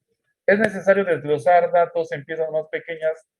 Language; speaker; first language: Spanish; native; Spanish